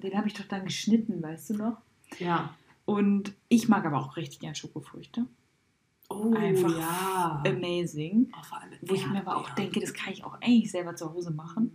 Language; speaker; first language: German; native; German